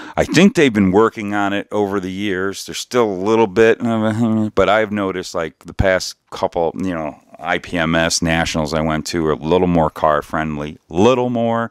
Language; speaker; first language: English; native; English